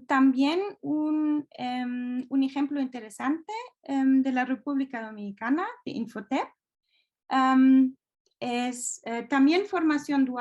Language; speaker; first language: Spanish; non-native, fluent; German